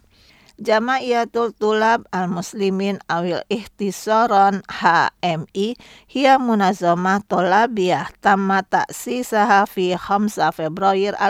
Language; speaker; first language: Arabic; non-native, fluent; Indonesian